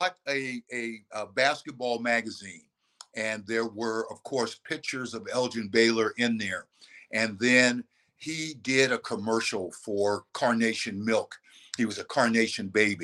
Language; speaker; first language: English; native; English